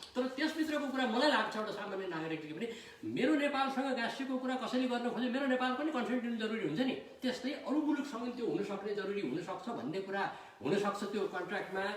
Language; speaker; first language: Nepali; native; Nepali